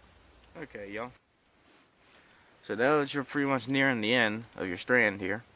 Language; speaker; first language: English; native; English